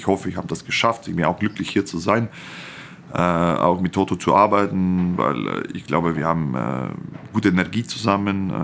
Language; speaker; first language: German; non-native, fluent; Croatian